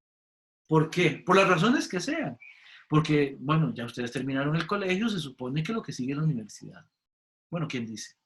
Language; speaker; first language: Spanish; native; Spanish